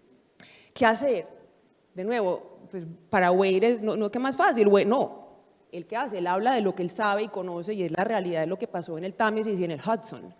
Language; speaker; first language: Spanish; native; Spanish